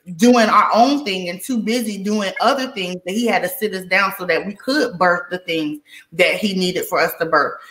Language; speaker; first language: English; native; English